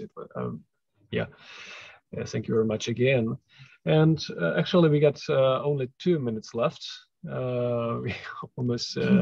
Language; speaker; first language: English; non-native, fluent; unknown